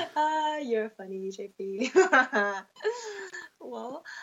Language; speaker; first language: English; non-native, fluent; Chinese